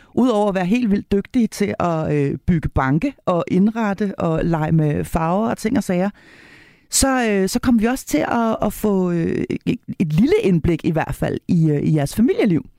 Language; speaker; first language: Danish; native; Danish